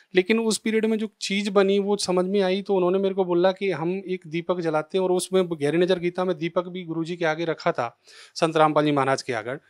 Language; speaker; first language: Hindi; native; Hindi